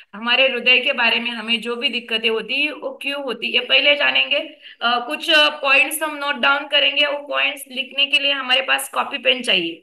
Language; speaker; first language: Hindi; non-native, local second language; Marathi